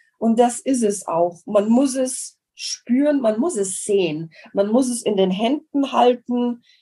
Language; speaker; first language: German; non-native, fluent; English